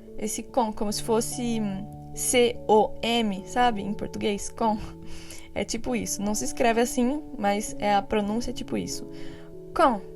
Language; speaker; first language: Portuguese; native; Portuguese